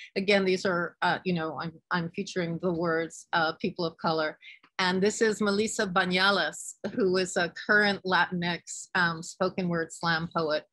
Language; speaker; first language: English; native; English